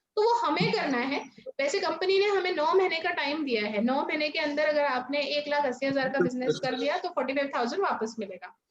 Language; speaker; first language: Hindi; non-native, local second language; Marathi